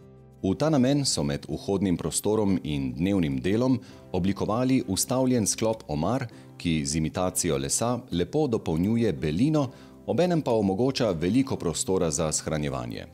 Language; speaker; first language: Slovenian; native; Slovenian